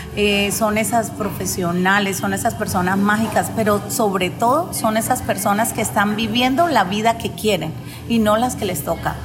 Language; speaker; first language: Spanish; native; Spanish